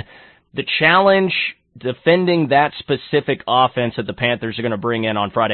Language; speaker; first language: English; native; English